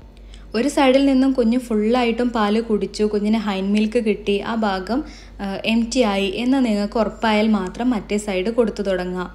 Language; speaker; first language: Malayalam; native; Malayalam